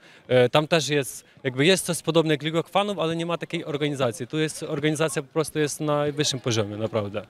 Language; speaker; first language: Polish; non-native, fluent; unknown